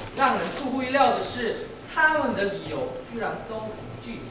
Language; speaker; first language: Chinese; non-native, learner; Korean